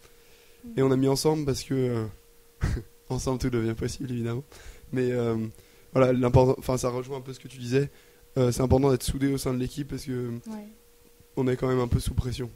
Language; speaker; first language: French; native; French